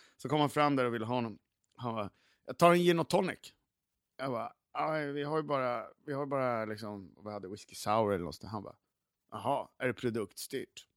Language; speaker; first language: Swedish; native; Swedish